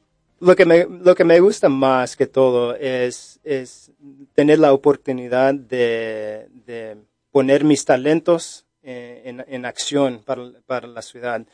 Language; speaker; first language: Spanish; early bilingual, heritage; Spanish